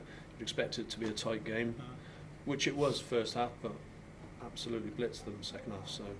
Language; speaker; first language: English; native; English